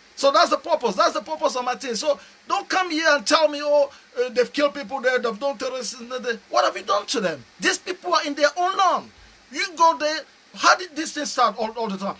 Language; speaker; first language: English; non-native, local second language; French